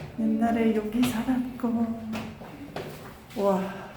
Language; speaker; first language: Korean; non-native, learner; English